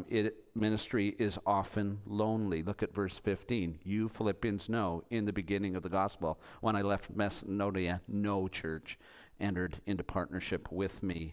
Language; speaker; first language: English; native; English